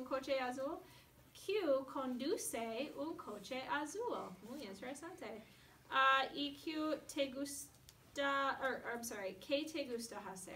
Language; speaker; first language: Spanish; non-native, fluent; English